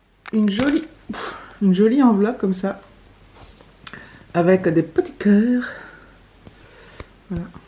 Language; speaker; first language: French; native; French